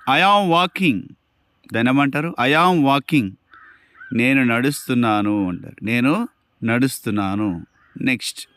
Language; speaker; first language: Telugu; non-native, local second language; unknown